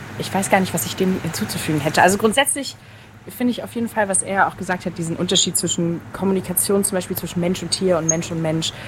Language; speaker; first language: German; native; German